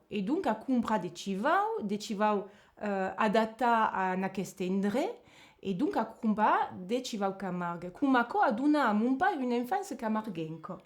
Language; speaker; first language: Occitan; non-native, local second language; French